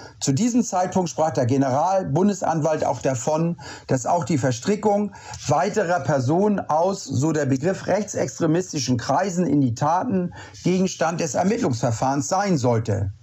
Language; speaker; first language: German; native; German